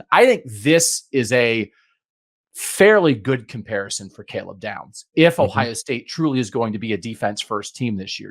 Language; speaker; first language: English; native; English